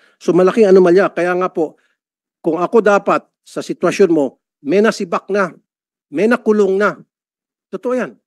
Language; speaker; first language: Filipino; native; Filipino